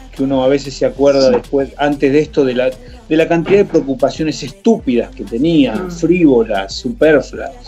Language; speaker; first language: Spanish; native; Spanish